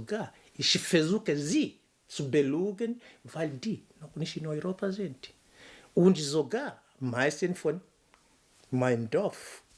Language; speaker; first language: German; non-native, fluent; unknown